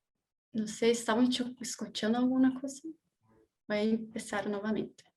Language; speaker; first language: Spanish; non-native, learner; Portuguese